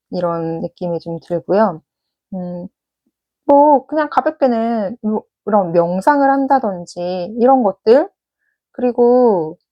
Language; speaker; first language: Korean; native; Korean